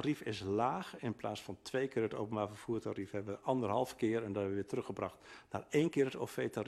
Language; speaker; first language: Dutch; native; Dutch